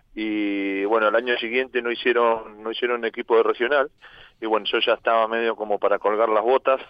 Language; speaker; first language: Spanish; native; Spanish